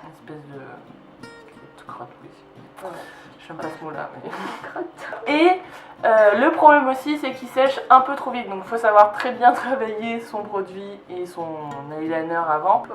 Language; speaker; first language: French; native; French